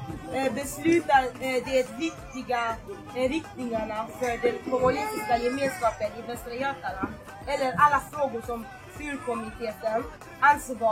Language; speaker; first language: Swedish; non-native, fluent; Lingala